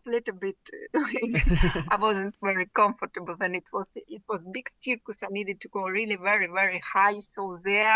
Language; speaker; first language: English; non-native, learner; Russian